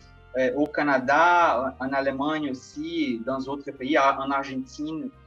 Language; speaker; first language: French; non-native, fluent; Portuguese